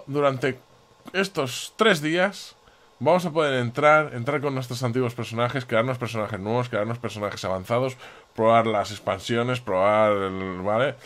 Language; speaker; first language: Spanish; native; Spanish